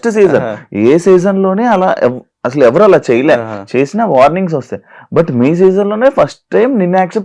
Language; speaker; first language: Telugu; native; Telugu